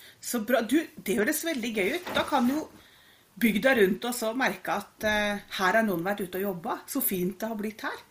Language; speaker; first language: Norwegian; native; Norwegian